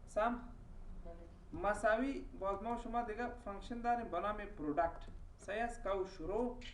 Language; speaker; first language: Persian; non-native, local second language; Pashto